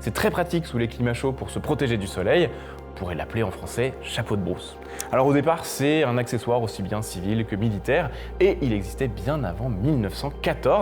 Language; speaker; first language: French; native; French